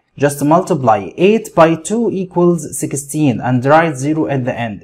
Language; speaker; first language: English; non-native, fluent; Arabic